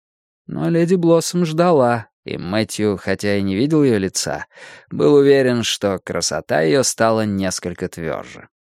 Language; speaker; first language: Russian; native; Russian